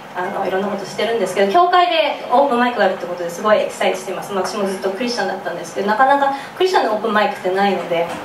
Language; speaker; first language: Japanese; native; Japanese